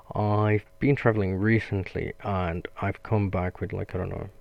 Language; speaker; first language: English; non-native, fluent; Spanish